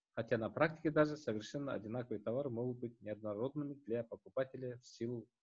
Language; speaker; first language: Russian; non-native, local second language; Kazakh